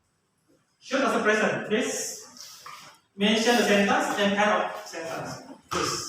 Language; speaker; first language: English; non-native, learner; Indonesian